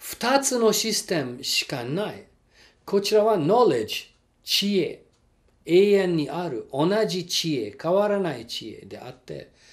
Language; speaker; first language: Japanese; non-native, fluent; English